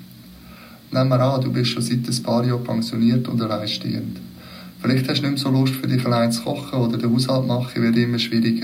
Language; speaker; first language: German; native; German